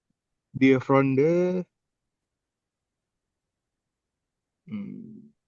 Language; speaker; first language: German; non-native, learner; Indonesian